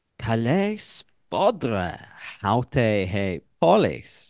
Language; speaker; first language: Greek; non-native, learner; English